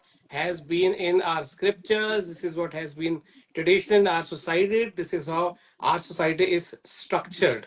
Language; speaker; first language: English; non-native, local second language; Hindi